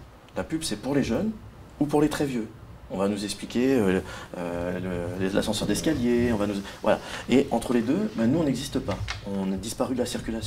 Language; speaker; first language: French; native; French